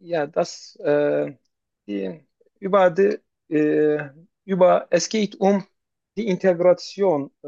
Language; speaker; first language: German; non-native, learner; Turkish